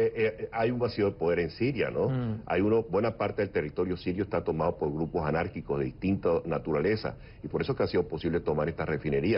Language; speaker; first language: Spanish; native; Spanish